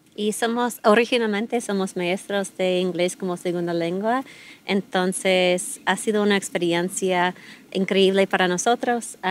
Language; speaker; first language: Spanish; non-native, fluent; English